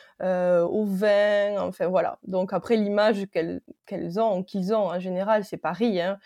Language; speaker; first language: French; native; French